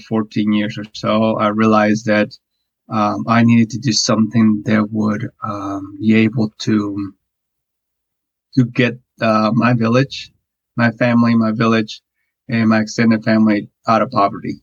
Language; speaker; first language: English; non-native, fluent; Spanish